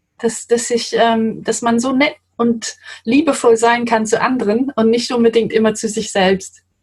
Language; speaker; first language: German; non-native, fluent; English